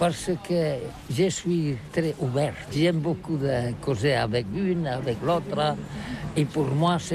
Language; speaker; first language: French; non-native, learner; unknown